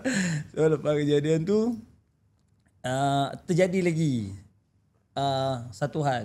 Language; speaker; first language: Malay; native; Malay